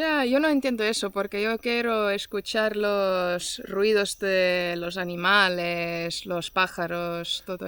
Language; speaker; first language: Spanish; non-native, fluent; Portuguese